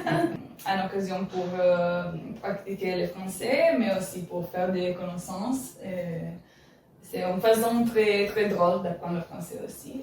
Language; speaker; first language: French; non-native, learner; Italian